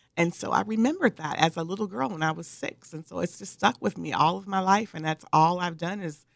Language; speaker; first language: English; native; English